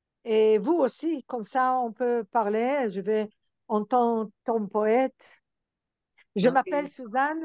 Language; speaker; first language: French; non-native, learner; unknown